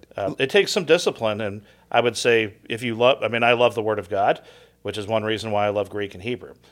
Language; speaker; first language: English; native; English